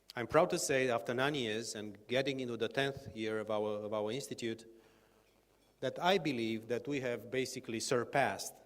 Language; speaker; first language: English; non-native, fluent; Romanian